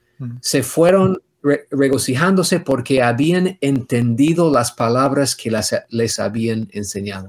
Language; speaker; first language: Spanish; non-native, fluent; English